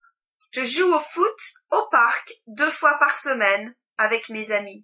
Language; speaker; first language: French; non-native, learner; English